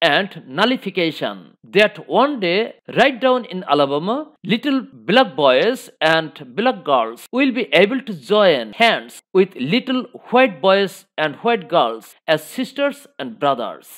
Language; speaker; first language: English; non-native, local second language; Bangla